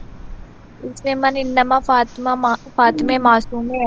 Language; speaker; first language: Persian; non-native, learner; Urdu